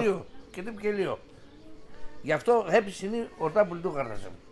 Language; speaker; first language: Turkish; early bilingual, heritage; Greek